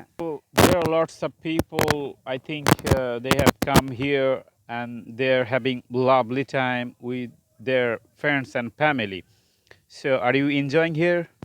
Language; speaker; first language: English; non-native, fluent; Bangla